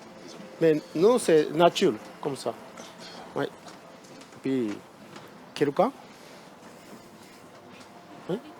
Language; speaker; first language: French; non-native, learner; Japanese